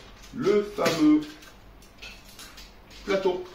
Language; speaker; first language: French; native; French